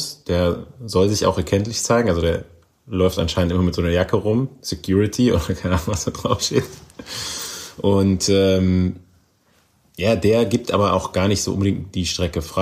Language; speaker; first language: German; native; German